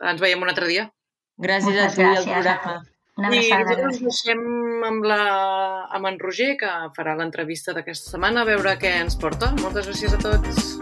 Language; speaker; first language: Catalan; native; Catalan